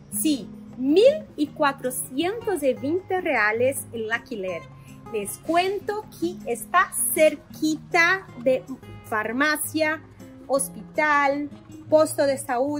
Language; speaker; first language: Spanish; non-native, learner; Portuguese